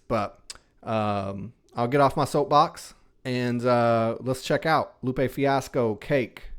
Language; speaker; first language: English; native; English